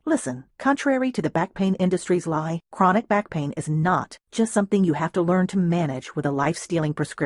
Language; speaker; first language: English; native; English